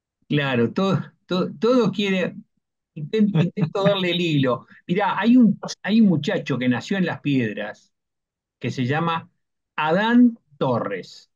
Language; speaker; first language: Spanish; native; Spanish